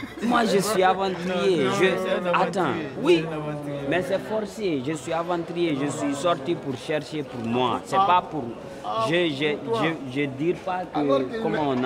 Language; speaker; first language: French; non-native, learner; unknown